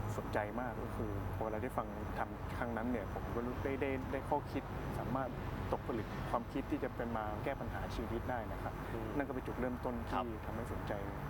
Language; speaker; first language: Thai; native; Thai